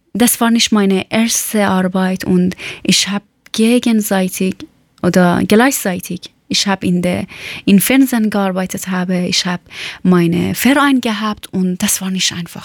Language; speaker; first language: German; non-native, learner; Persian